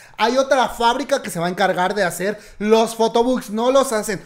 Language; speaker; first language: Spanish; native; Spanish